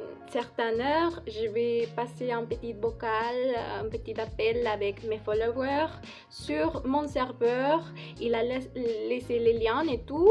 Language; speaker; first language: French; non-native, fluent; Spanish